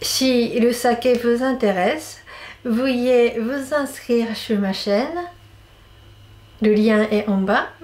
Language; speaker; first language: French; non-native, fluent; Japanese